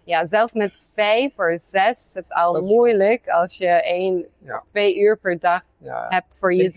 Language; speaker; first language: Dutch; non-native, fluent; Polish